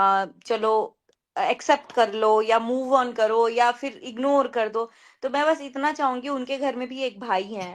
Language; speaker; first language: Hindi; native; Hindi